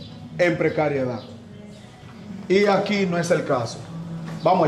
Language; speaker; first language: Spanish; native; Spanish